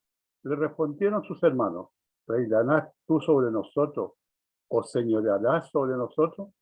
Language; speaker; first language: Spanish; native; Spanish